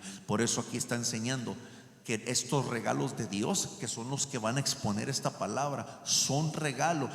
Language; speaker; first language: Spanish; native; Spanish